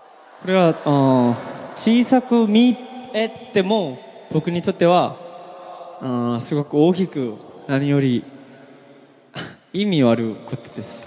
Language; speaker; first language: Japanese; non-native, learner; Korean